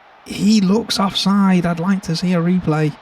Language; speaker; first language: English; native; English